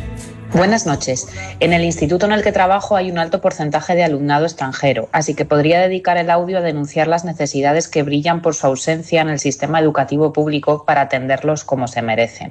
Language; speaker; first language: Spanish; native; Spanish